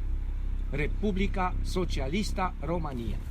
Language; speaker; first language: Italian; non-native, learner; Romanian